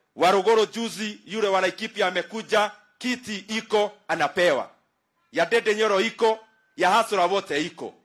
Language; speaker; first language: Swahili; non-native, local second language; Kikuyu